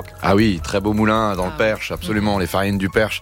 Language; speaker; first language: French; native; French